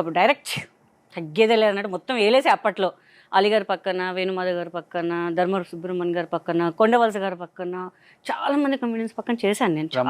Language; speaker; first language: Telugu; non-native, local second language; Hindi